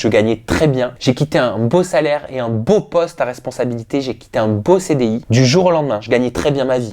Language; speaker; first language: French; native; French